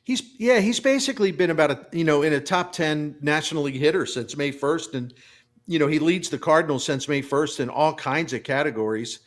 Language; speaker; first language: English; native; English